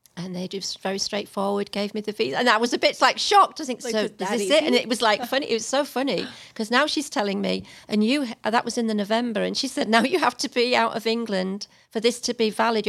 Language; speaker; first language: English; native; English